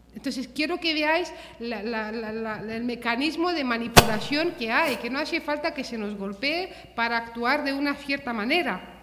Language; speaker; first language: Spanish; early bilingual, other home language; Romanian